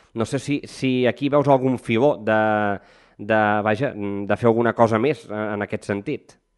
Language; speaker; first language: Catalan; native; Catalan